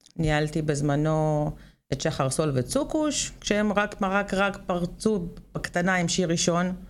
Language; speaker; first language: Hebrew; native; Hebrew